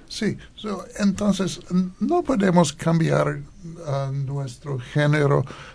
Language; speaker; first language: Spanish; non-native, learner; English